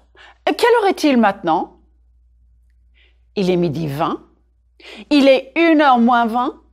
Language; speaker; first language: French; non-native, fluent; English